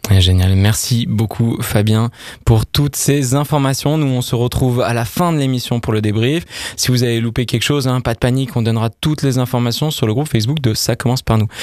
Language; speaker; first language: French; native; French